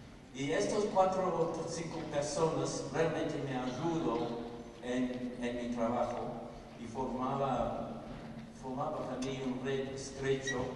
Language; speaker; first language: Spanish; non-native, fluent; English